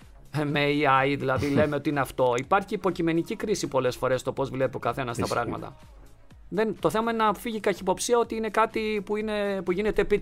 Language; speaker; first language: Greek; native; Greek